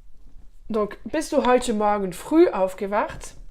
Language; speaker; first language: German; non-native, fluent; French